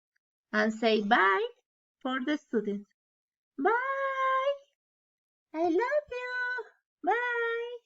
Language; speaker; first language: English; non-native, learner; Spanish